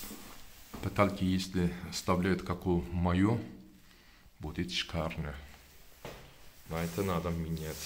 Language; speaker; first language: Russian; non-native, learner; Turkish